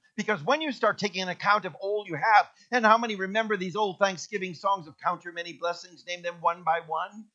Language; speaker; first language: English; native; English